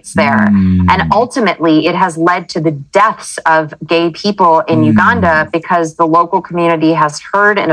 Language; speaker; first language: English; native; English